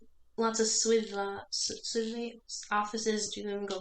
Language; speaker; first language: Welsh; non-native, learner; English